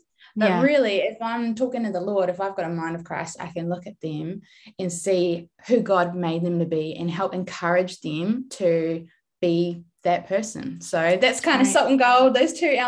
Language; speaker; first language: English; native; English